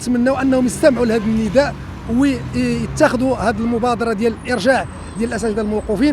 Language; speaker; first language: Arabic; native; Arabic